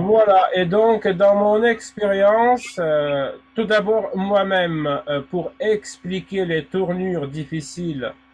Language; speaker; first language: French; non-native, fluent; Russian